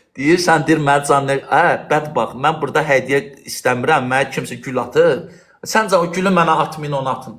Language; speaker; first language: Azerbaijani; non-native, local second language; Lezghian